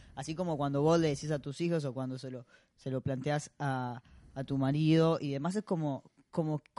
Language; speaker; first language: Spanish; native; Spanish